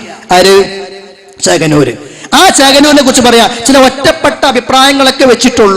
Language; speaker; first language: Malayalam; native; Malayalam